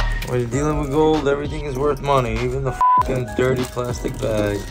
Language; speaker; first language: English; early bilingual, other home language; Russian